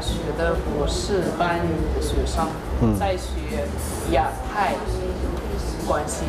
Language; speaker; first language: Chinese; non-native, fluent; Russian